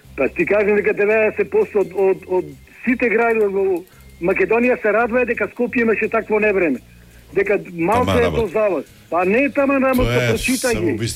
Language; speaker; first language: Macedonian; native; Macedonian